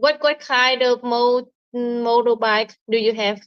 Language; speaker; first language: English; non-native, learner; Vietnamese